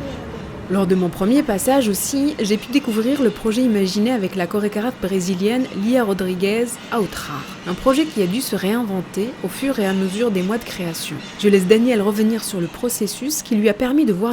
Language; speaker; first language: French; native; French